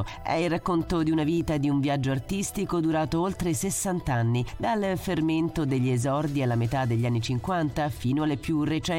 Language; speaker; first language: Italian; native; Italian